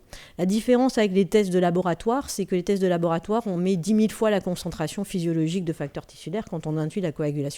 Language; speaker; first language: French; native; French